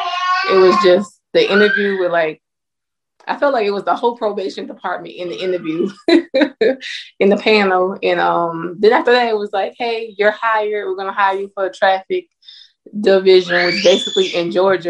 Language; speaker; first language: English; native; English